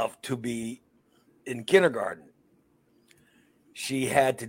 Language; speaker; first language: English; early bilingual, other home language; Spanish